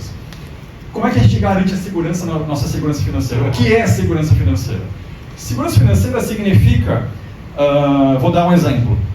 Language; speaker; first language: Portuguese; early bilingual, other home language; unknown